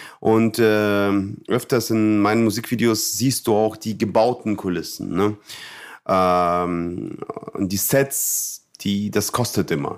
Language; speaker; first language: German; non-native, fluent; Russian